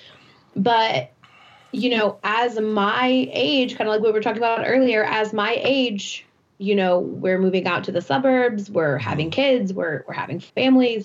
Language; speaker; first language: English; native; English